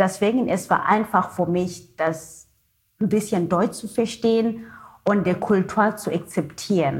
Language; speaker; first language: German; non-native, learner; Xhosa